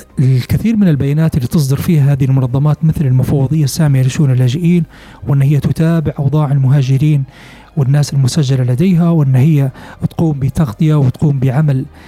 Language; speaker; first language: Arabic; native; Arabic